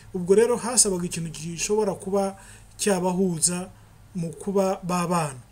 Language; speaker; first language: Kinyarwanda; early bilingual, heritage; Kinyarwanda